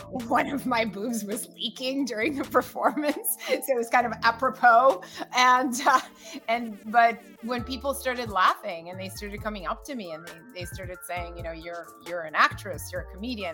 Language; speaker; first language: English; early bilingual, other home language; Russian